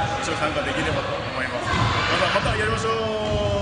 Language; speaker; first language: Japanese; non-native, learner; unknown